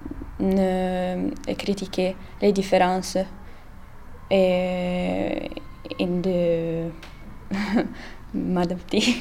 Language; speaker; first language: French; non-native, learner; Italian